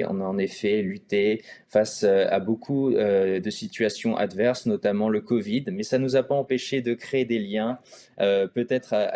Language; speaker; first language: French; native; French